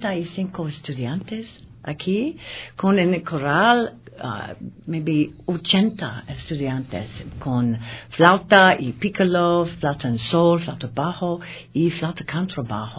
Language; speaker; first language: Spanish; non-native, learner; English